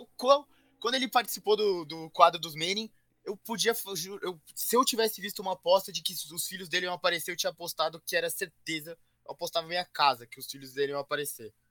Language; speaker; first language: Portuguese; native; Portuguese